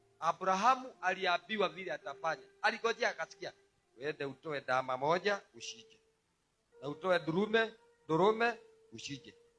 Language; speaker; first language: Swahili; non-native, local second language; Kikuyu